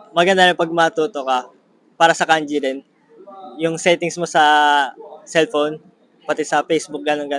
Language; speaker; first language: Filipino; native; Filipino